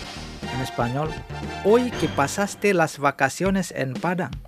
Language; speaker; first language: Spanish; non-native, fluent; Indonesian